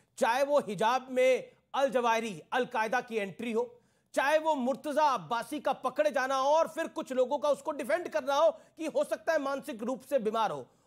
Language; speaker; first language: Hindi; native; Hindi